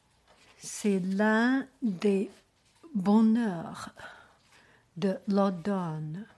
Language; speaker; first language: French; non-native, learner; Chinese